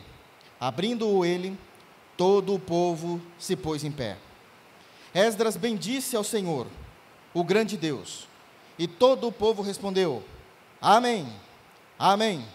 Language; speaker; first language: Portuguese; native; Portuguese